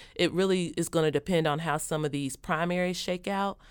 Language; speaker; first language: English; native; English